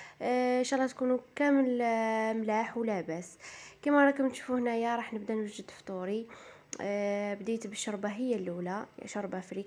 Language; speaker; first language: Arabic; native; Arabic